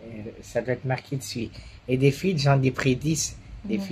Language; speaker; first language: French; native; French